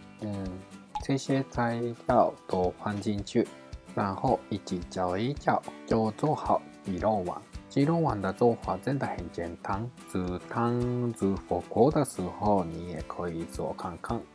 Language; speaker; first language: Chinese; non-native, fluent; Japanese